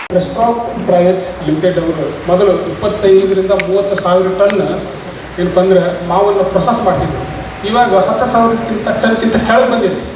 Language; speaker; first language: Kannada; native; Kannada